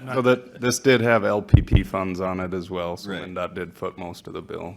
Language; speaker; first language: English; native; English